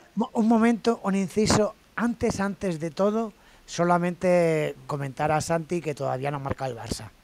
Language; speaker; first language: Spanish; native; Spanish